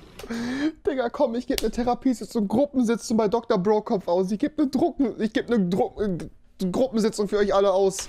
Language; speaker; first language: German; native; German